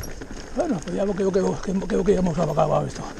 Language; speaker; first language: Spanish; native; Spanish